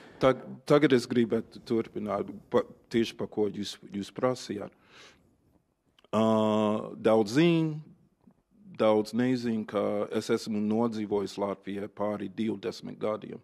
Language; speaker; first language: Latvian; non-native, fluent; English